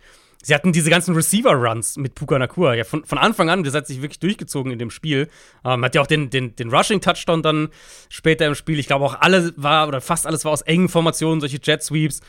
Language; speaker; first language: German; native; German